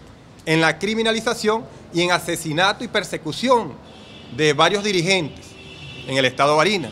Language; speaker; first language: Spanish; native; Spanish